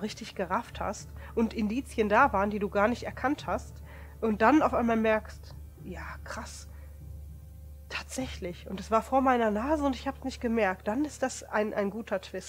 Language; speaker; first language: German; native; German